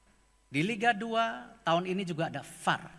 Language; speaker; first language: Indonesian; native; Indonesian